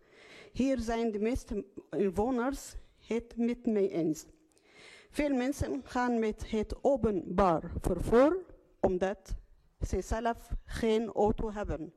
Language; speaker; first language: Dutch; non-native, learner; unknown